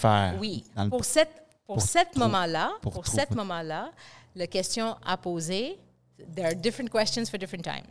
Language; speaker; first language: French; non-native, fluent; English